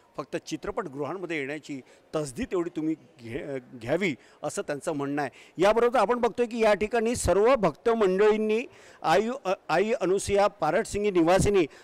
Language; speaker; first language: Marathi; native; Marathi